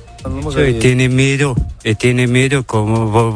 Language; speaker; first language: Spanish; non-native, learner; Arabic